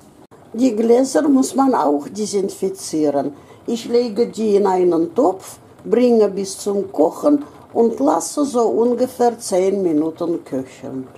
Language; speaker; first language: German; non-native, local second language; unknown